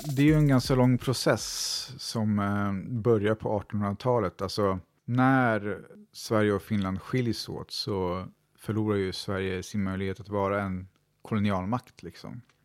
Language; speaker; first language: Swedish; native; Swedish